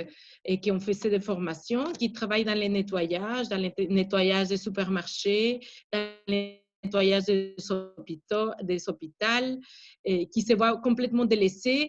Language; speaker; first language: French; non-native, fluent; Spanish